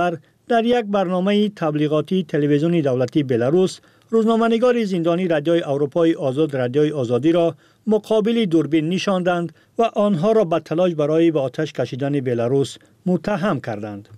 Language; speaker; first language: Persian; native; Persian